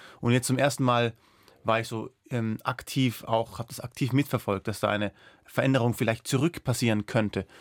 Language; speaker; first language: German; non-native, local second language; Persian